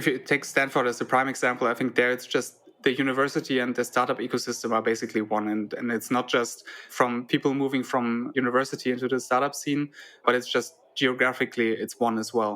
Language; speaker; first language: English; non-native, fluent; German